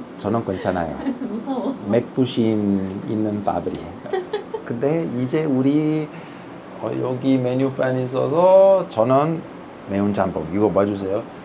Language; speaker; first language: Korean; non-native, fluent; Italian